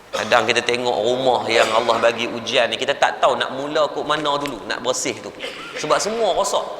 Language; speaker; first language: Malay; native; Malay